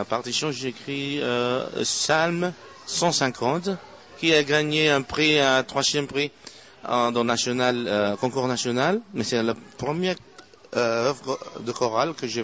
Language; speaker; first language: French; non-native, fluent; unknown